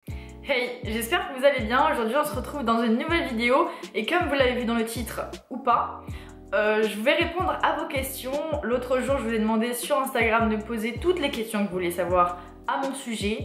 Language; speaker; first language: French; native; French